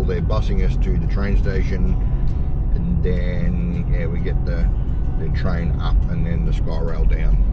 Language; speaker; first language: English; native; English